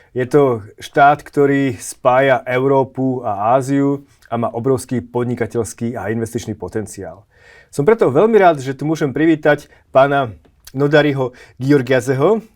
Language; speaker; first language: Slovak; native; Slovak